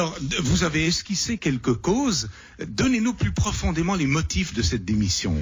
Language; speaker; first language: French; native; French